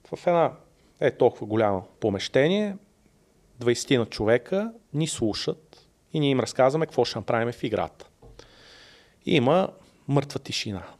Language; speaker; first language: Bulgarian; native; Bulgarian